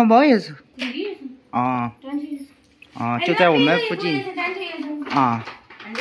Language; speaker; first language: Chinese; native; Chinese